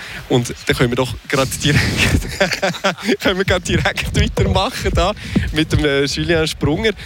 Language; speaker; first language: German; native; German